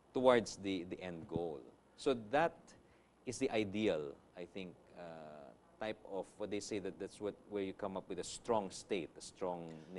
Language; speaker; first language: English; non-native, local second language; Filipino